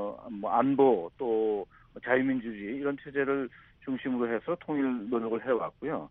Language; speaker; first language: Korean; native; Korean